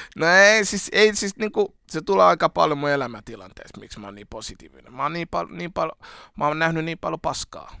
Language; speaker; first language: Finnish; early bilingual, other home language; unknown